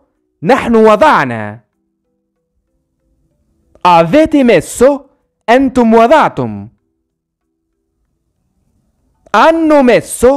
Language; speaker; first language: Italian; non-native, fluent; Arabic